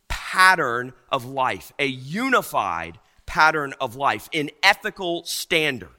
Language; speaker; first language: English; native; English